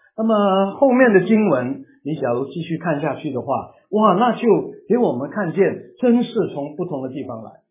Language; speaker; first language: Chinese; non-native, local second language; Cantonese